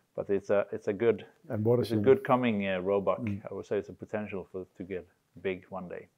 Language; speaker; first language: English; non-native, fluent; Swedish